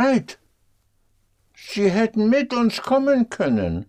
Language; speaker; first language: German; non-native, fluent; English